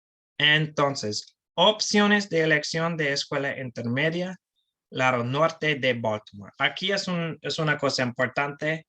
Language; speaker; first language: Spanish; non-native, learner; English